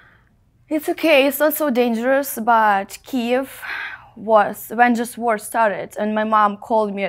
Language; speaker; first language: English; non-native, fluent; Ukrainian